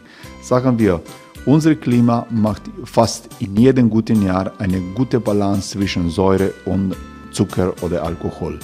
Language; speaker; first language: German; non-native, learner; Croatian